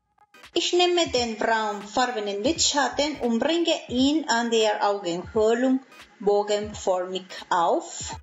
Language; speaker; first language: German; non-native, fluent; Spanish